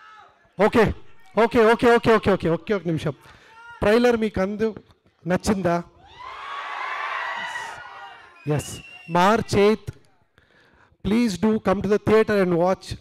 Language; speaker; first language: Telugu; non-native, learner; Kannada